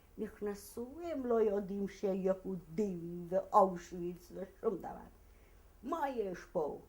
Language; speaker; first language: Hebrew; non-native, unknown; Hungarian